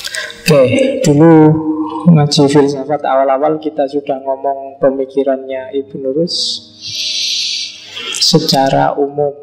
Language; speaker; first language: Indonesian; native; Indonesian